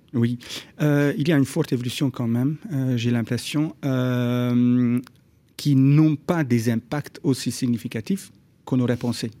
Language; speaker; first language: French; non-native, fluent; Hungarian